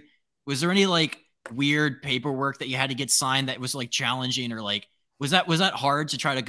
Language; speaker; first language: English; native; English